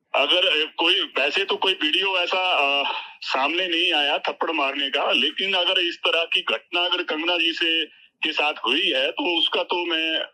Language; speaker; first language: Hindi; native; Hindi